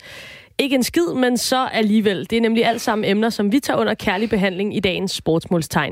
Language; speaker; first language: Danish; native; Danish